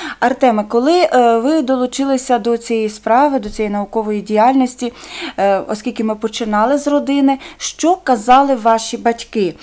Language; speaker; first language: Ukrainian; native; Ukrainian